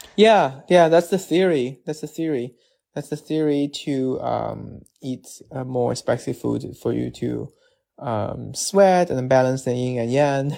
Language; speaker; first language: English; non-native, fluent; Chinese